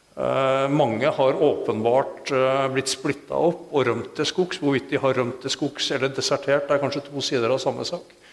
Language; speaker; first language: Norwegian; native; Norwegian